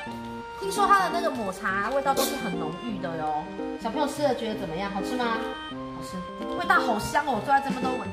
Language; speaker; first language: Chinese; native; Chinese